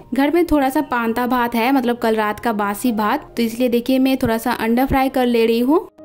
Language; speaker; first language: Hindi; non-native, local second language; Bangla